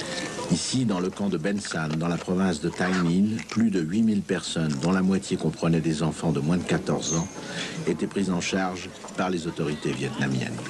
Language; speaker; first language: French; native; French